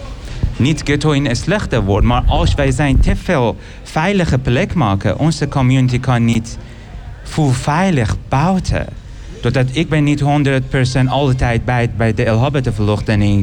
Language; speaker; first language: Dutch; non-native, learner; Persian